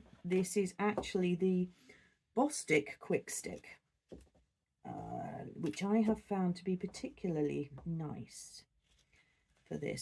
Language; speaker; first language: English; native; English